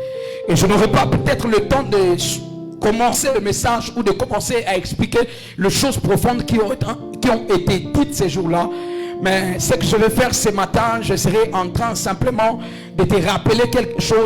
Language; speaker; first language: French; non-native, local second language; Swahili